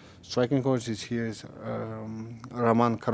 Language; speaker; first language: English; non-native, learner; Russian